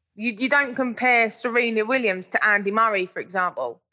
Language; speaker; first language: English; native; English